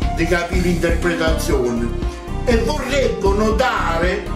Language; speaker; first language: Italian; native; Italian